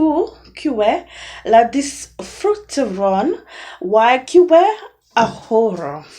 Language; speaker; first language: Spanish; non-native, learner; English